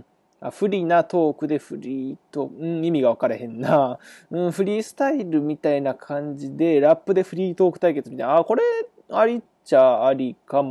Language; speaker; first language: Japanese; native; Japanese